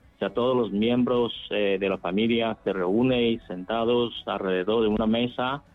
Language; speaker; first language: Spanish; non-native, fluent; Chinese